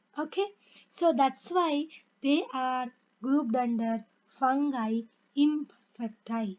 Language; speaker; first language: English; non-native, local second language; Kannada